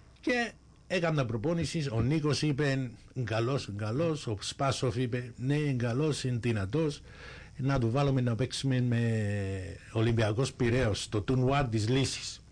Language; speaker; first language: Greek; early bilingual, heritage; Greek